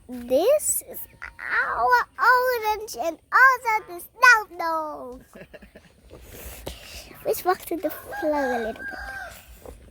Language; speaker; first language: English; non-native, learner; Khmer